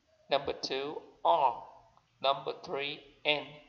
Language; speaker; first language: English; non-native, learner; Vietnamese